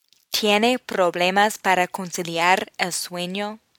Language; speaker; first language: Spanish; non-native, fluent; English